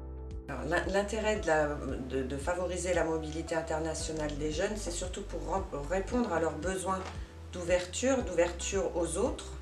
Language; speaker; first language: French; native; French